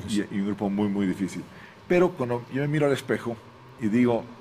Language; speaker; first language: Spanish; native; Spanish